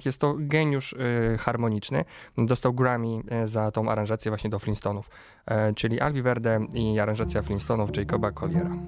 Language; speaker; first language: Polish; native; Polish